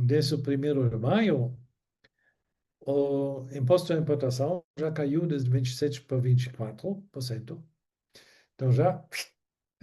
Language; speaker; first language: Portuguese; non-native, fluent; German